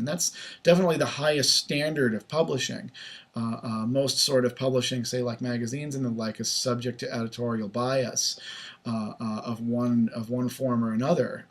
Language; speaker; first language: English; native; English